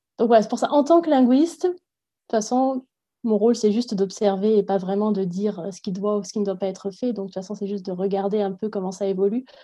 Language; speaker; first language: French; native; French